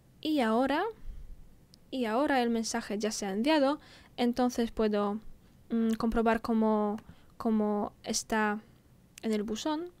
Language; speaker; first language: Spanish; non-native, fluent; Polish